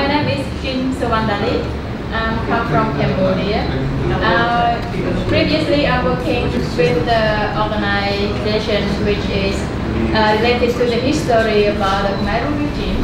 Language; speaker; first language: English; non-native, learner; Khmer